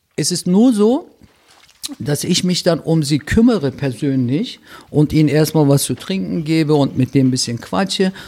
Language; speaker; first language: German; early bilingual, other home language; Turkish